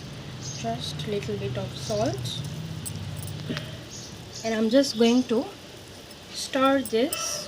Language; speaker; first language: English; non-native, local second language; Gujarati